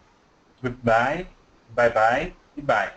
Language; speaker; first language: English; non-native, learner; Portuguese